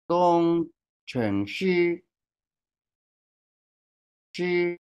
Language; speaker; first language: Chinese; non-native, learner; Swahili